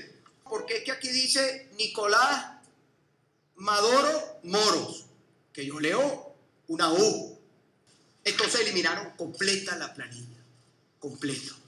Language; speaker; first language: Spanish; native; Spanish